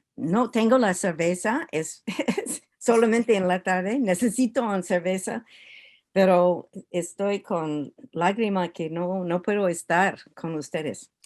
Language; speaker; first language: Spanish; non-native, learner; English